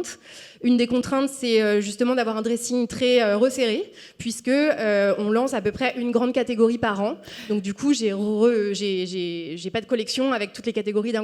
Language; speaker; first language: French; native; French